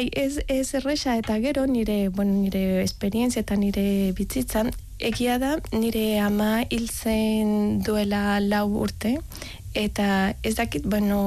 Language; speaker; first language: Basque; non-native, learner; Spanish